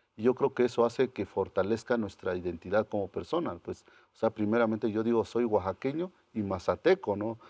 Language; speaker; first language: Spanish; non-native, local second language; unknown